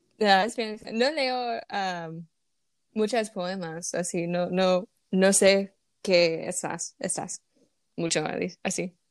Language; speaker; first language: Spanish; non-native, learner; English